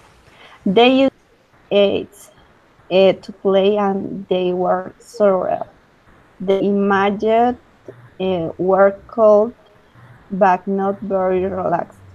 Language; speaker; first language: English; non-native, learner; Spanish